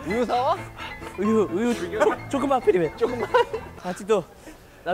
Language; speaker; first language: Korean; non-native, learner; English